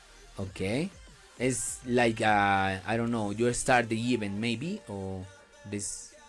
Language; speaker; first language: English; non-native, learner; Spanish